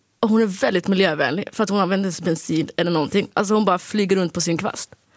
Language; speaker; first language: Swedish; early bilingual, other home language; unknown